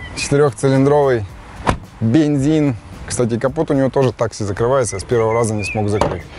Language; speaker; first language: Russian; native; Russian